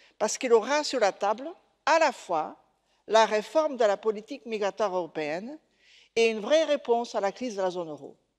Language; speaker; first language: French; non-native, fluent; Portuguese